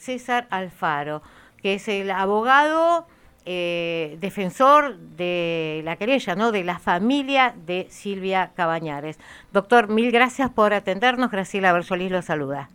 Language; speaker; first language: Spanish; native; Spanish